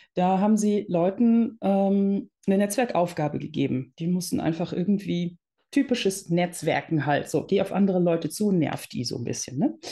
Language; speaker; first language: German; early bilingual, other home language; Dutch